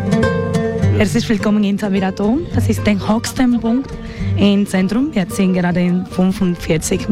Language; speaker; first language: German; non-native, fluent; Spanish